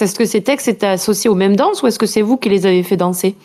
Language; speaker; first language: French; native; French